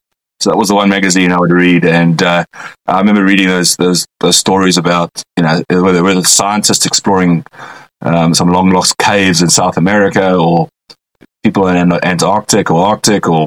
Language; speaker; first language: English; native; English